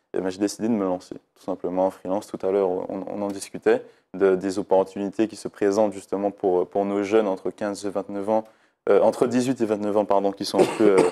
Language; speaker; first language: French; native; French